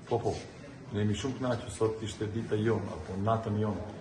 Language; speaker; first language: Albanian; non-native, fluent; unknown